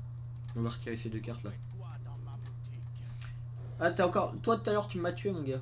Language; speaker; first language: French; native; French